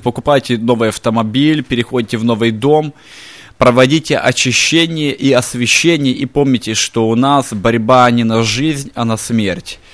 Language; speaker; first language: Russian; native; Russian